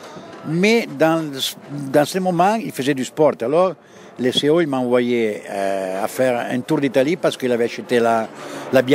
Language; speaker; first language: French; non-native, fluent; Italian